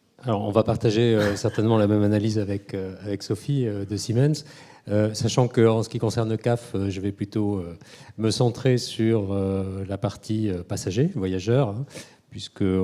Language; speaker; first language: French; native; French